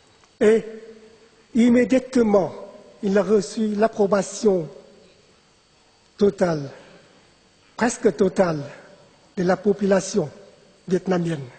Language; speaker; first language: French; non-native, fluent; Vietnamese